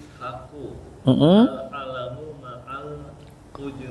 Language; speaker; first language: Arabic; non-native, learner; Indonesian